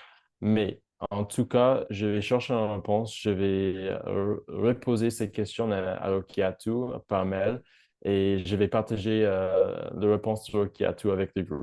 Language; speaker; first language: French; non-native, fluent; English